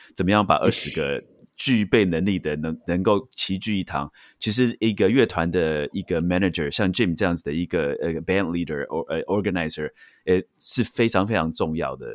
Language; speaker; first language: Chinese; native; Chinese